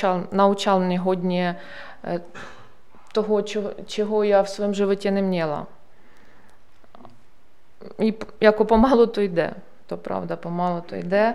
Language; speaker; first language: Czech; non-native, learner; Ukrainian